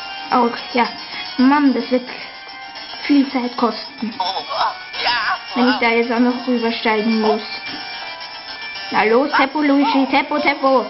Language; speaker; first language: German; native; German